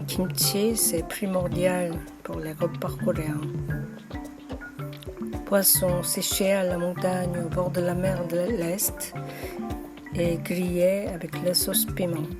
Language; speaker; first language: French; non-native, fluent; Korean